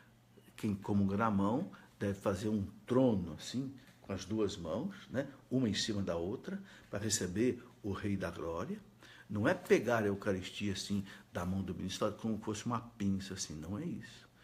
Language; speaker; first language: Portuguese; native; Portuguese